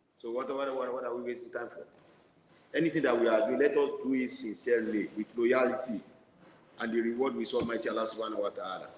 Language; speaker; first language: English; non-native, local second language; Yoruba